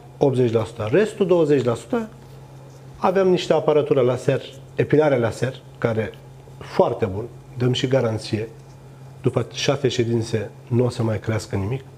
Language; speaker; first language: Romanian; non-native, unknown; Turkish